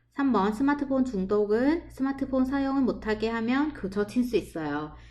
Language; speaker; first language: Korean; non-native, fluent; Vietnamese